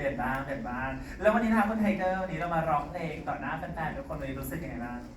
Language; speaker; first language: Thai; native; Thai